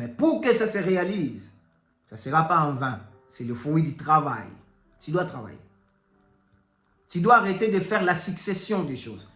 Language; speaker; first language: French; non-native, local second language; Lingala